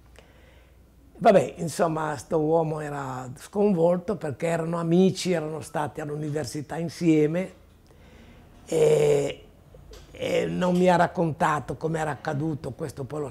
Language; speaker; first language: Italian; native; Italian